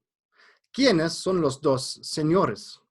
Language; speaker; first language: Spanish; non-native, fluent; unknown